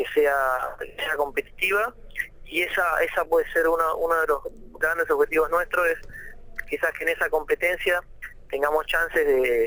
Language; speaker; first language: Spanish; native; Spanish